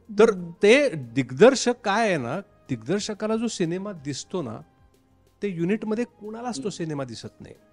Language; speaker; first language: Marathi; native; Marathi